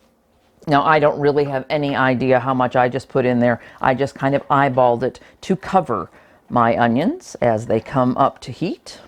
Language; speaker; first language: English; native; English